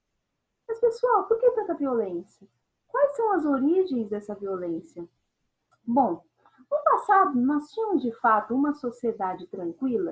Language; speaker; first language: Portuguese; native; Portuguese